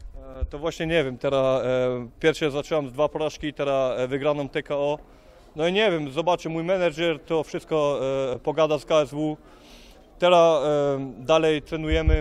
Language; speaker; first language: Polish; early bilingual, heritage; Polish